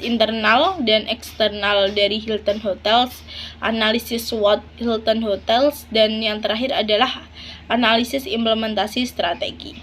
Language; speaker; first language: Indonesian; native; Indonesian